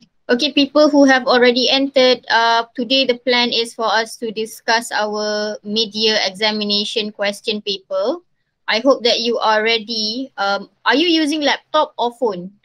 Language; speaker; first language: English; non-native, local second language; Malay